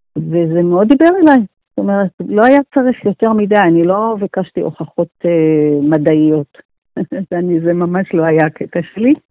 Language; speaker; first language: Hebrew; native; Hebrew